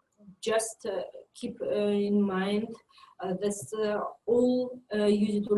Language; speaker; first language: English; non-native, fluent; French